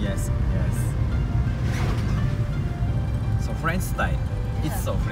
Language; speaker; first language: English; non-native, learner; Japanese